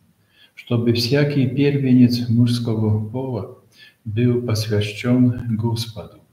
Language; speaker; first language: Russian; non-native, fluent; Polish